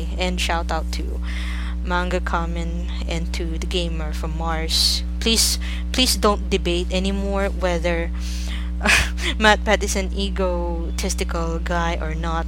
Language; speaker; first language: English; non-native, local second language; Filipino